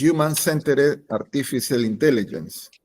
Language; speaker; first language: English; non-native, learner; Spanish